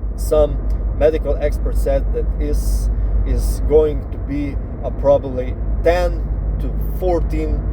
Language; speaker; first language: English; non-native, fluent; Slovenian